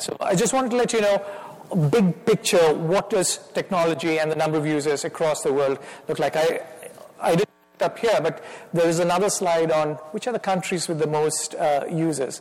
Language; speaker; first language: English; non-native, local second language; Malayalam